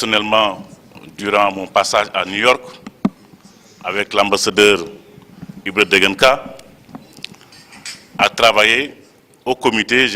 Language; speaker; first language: French; non-native, local second language; Wolof